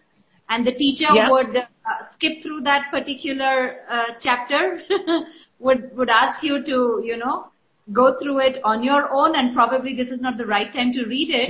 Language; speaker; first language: English; non-native, local second language; Hindi